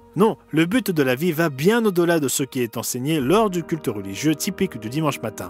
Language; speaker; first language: French; native; French